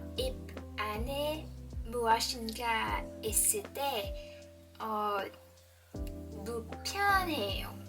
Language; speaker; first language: Korean; non-native, learner; English